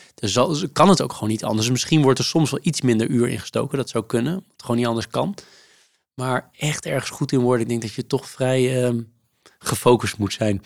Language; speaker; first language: Dutch; native; Dutch